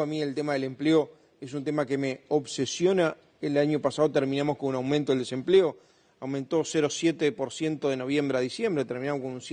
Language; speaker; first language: Spanish; native; Spanish